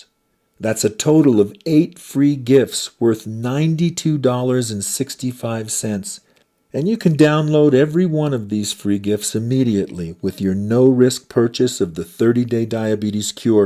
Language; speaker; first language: English; native; English